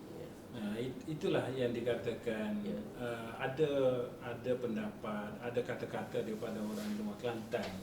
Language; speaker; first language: Malay; native; Malay